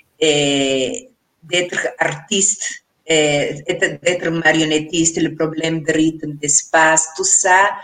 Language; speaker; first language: French; non-native, learner; Spanish